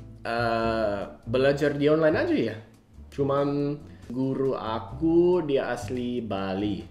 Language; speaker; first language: Indonesian; non-native, fluent; English